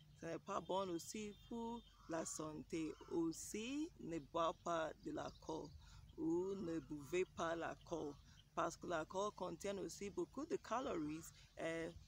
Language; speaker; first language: French; non-native, learner; English